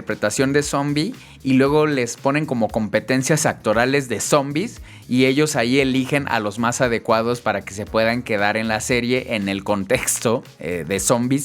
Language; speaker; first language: Spanish; native; Spanish